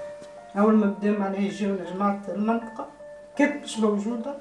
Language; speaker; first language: Arabic; native; Arabic